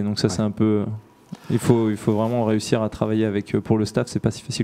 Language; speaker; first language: French; native; French